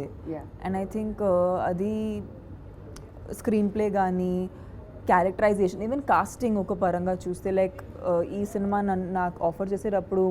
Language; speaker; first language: Telugu; non-native, fluent; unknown